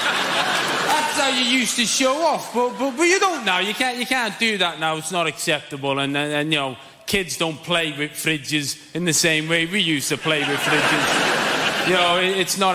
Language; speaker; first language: English; native; English